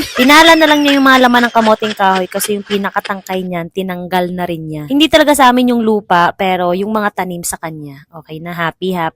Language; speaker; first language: Filipino; non-native, local second language; Hiligaynon